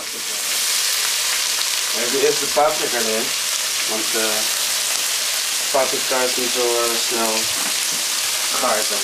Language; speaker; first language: Dutch; early bilingual, other home language; Cantonese